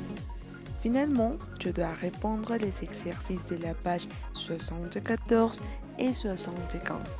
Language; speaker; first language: French; non-native, fluent; Spanish